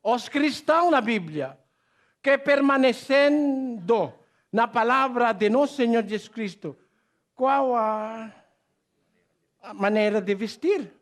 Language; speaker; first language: Portuguese; non-native, learner; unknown